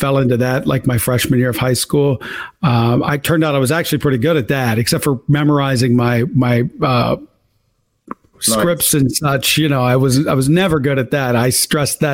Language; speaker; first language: English; native; English